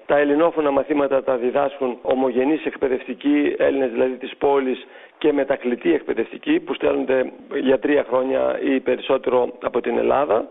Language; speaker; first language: Greek; native; Greek